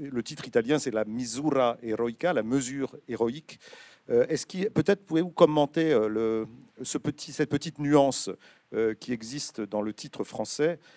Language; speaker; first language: French; native; French